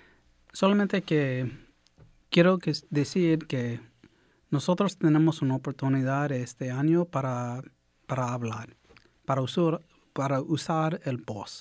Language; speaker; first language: Spanish; early bilingual, heritage; English